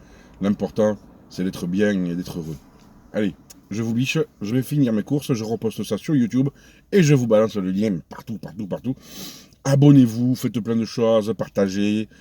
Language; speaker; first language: French; native; French